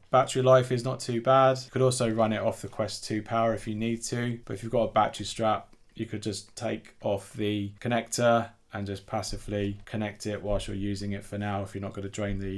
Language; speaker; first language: English; native; English